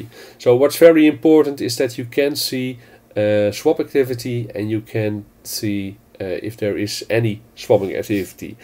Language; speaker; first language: English; non-native, fluent; Dutch